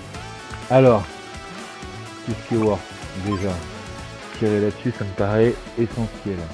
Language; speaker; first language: French; native; French